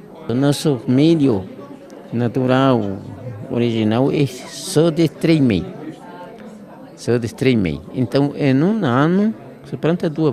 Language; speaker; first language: Portuguese; non-native, local second language; Guarani